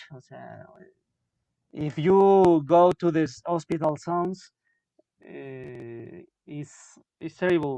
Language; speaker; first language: English; non-native, learner; Spanish